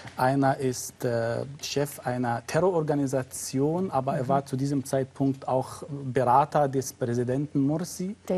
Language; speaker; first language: German; non-native, fluent; Arabic